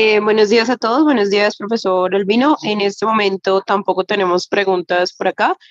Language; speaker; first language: Spanish; native; Spanish